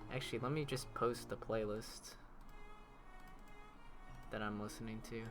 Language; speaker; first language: English; native; English